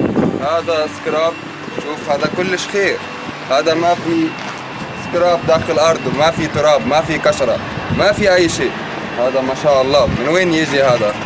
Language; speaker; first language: Arabic; non-native, learner; Bangla